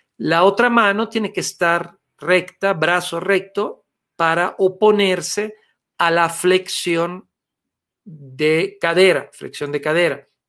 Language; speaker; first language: Spanish; non-native, fluent; Italian